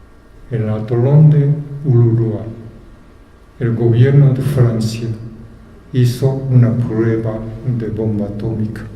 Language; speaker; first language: Spanish; non-native, fluent; Japanese